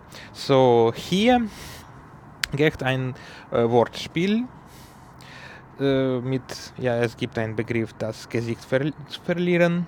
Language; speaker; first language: German; non-native, learner; Ukrainian